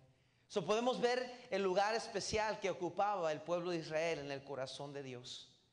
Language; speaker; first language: Spanish; native; Spanish